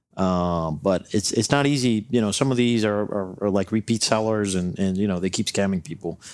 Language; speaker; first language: English; non-native, local second language; Spanish